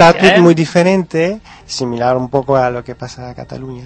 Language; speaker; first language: Spanish; early bilingual, heritage; Spanish